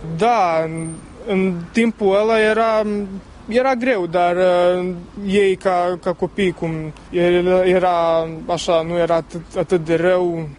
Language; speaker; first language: Romanian; early bilingual, heritage; Romanian